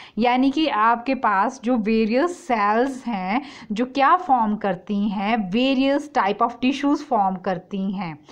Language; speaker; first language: Hindi; native; Hindi